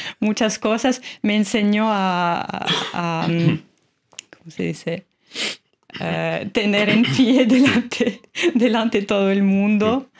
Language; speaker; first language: Spanish; non-native, fluent; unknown